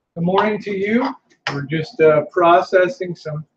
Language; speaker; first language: English; native; English